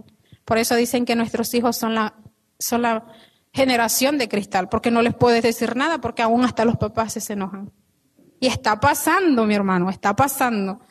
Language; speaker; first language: Spanish; native; Spanish